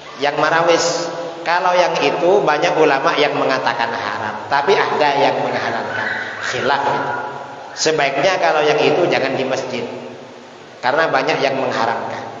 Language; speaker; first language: Indonesian; non-native, local second language; Madurese